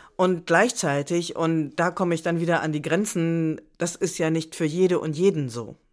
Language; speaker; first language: German; native; German